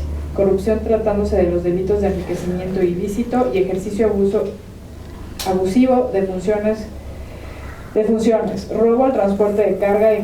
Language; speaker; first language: Spanish; native; Spanish